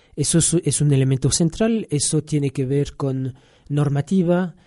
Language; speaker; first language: Spanish; non-native, fluent; French